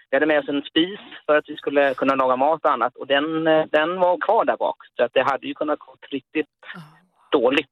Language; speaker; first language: Swedish; native; Swedish